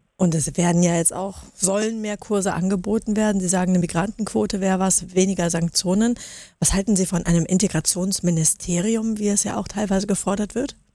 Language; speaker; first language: German; native; German